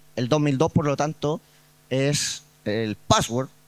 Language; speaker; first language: Spanish; native; Spanish